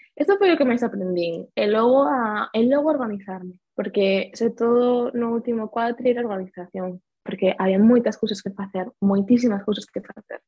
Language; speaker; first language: Galician; non-native, local second language; Spanish